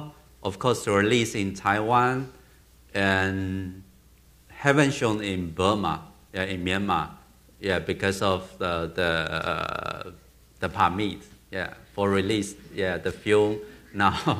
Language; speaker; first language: English; non-native, learner; Chinese